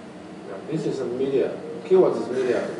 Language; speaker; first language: English; non-native, learner; Chinese